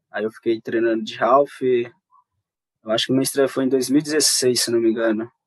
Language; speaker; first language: Portuguese; native; Portuguese